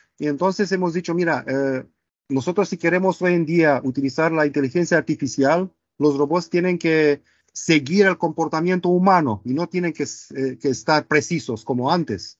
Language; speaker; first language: Spanish; non-native, fluent; Romanian